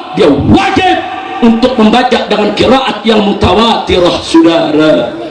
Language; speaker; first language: Indonesian; native; Indonesian